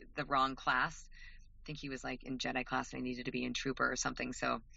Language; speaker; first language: English; native; English